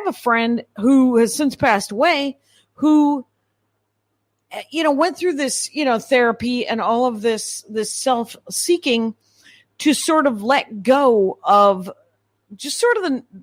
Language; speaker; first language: English; native; English